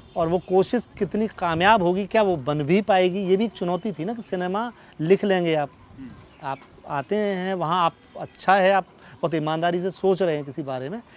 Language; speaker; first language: Hindi; native; Hindi